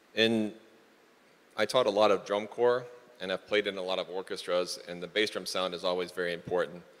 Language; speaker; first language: English; native; English